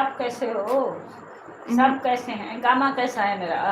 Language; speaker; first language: Urdu; non-native, local second language; Punjabi